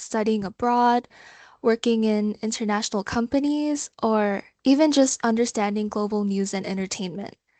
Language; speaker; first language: English; non-native, fluent; Thai